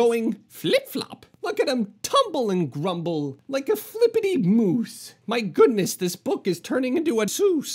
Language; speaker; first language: English; native; English